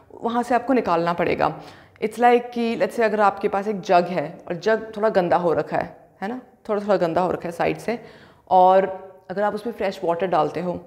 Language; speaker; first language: Hindi; native; Hindi